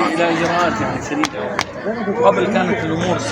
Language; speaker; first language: Arabic; native; Arabic